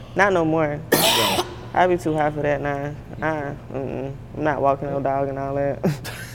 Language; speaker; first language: English; native; English